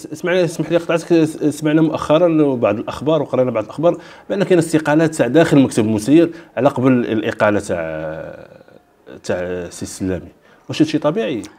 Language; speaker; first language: Arabic; native; Arabic